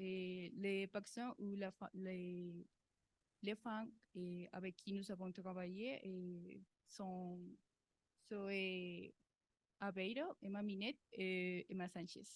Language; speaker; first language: French; non-native, learner; Spanish